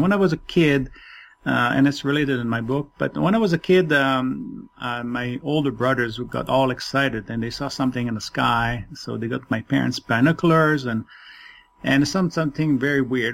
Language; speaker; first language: English; non-native, fluent; French